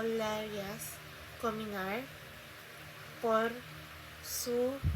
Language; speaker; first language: Spanish; non-native, learner; Filipino